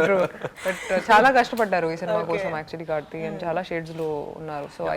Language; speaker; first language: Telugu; non-native, learner; Hindi